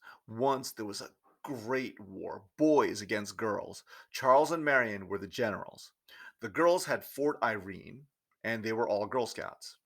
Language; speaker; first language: English; native; English